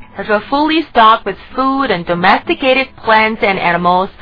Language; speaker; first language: English; non-native, fluent; Chinese